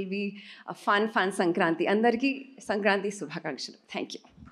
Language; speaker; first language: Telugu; non-native, learner; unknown